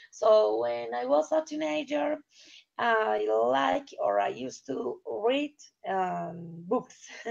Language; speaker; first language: English; non-native, learner; Spanish